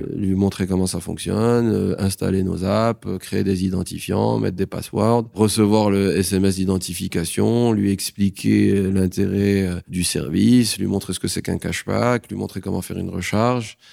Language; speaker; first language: French; non-native, local second language; Arabic